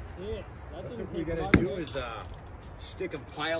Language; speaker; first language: English; native; English